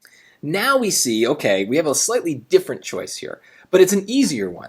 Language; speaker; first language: English; native; English